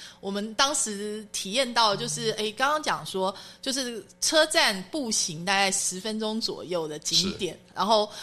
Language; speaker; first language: Chinese; native; Chinese